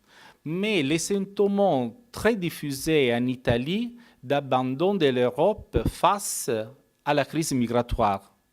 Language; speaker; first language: French; non-native, fluent; Italian